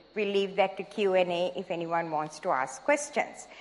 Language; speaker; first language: English; non-native, local second language; Sinhala